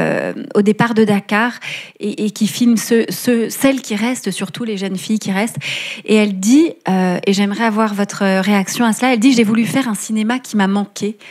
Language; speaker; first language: French; native; French